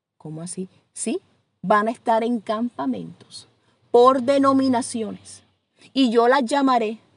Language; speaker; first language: Spanish; native; Spanish